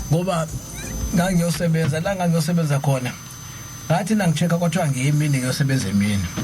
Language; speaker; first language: Zulu; native; Zulu